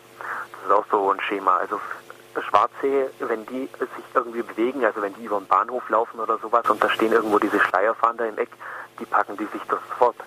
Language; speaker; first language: German; native; German